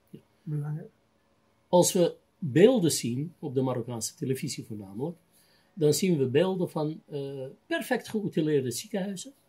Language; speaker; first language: Dutch; native; Dutch